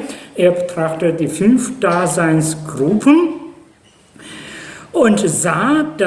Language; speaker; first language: German; non-native, fluent; Chinese